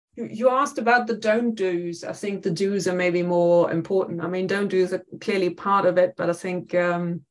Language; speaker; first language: English; non-native, fluent; German